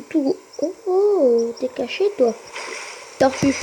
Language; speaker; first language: French; native; French